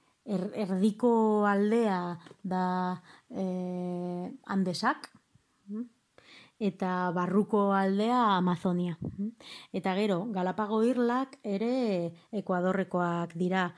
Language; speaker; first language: Basque; non-native, local second language; Spanish